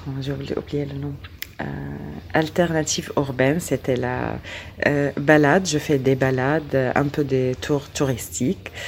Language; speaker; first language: French; non-native, learner; Arabic